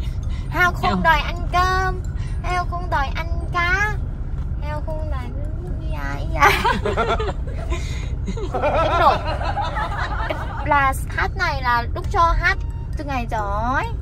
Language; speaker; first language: Vietnamese; non-native, learner; Thai